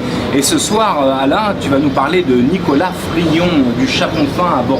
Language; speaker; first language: French; native; French